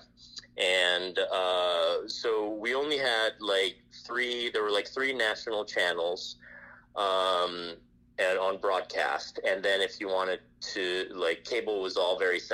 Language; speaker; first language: English; non-native, fluent; Spanish